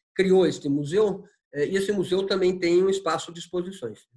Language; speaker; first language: Portuguese; native; Portuguese